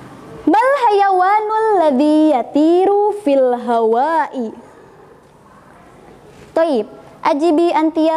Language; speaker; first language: Arabic; non-native, fluent; Indonesian